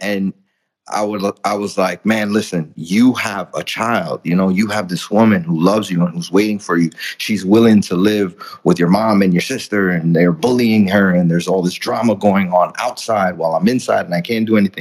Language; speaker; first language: English; early bilingual, other home language; Spanish